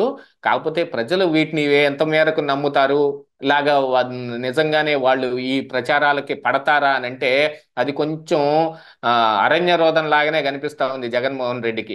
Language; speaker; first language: Telugu; native; Telugu